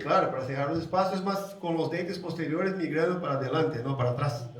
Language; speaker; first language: Spanish; non-native, learner; Portuguese